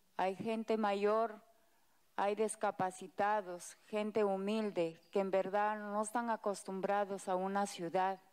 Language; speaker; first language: Spanish; native; Spanish